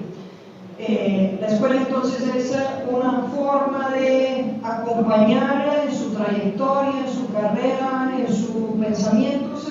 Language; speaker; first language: Spanish; native; Spanish